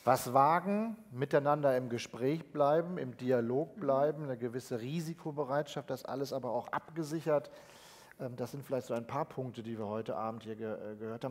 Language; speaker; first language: German; native; German